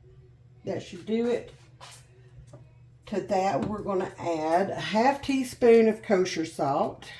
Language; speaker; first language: English; native; English